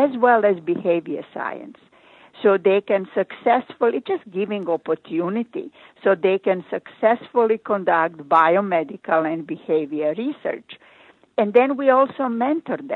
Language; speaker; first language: English; non-native, fluent; Croatian